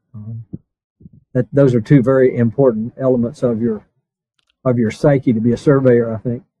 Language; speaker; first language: English; native; English